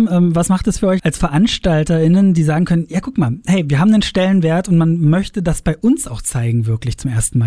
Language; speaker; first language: German; native; German